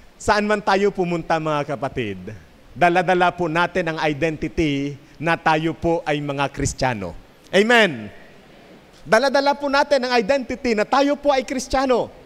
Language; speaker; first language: Filipino; non-native, local second language; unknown